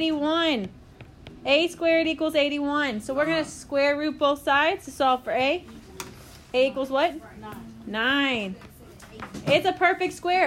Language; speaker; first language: English; native; English